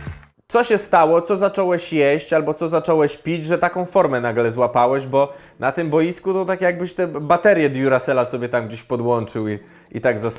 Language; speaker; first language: Polish; native; Polish